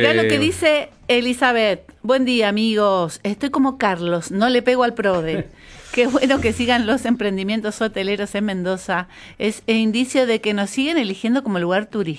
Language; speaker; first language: Spanish; native; Spanish